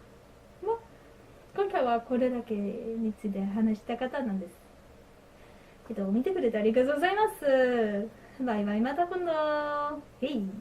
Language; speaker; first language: Japanese; non-native, learner; French